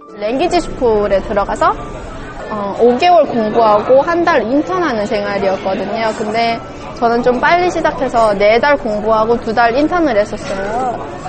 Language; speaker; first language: Korean; native; Korean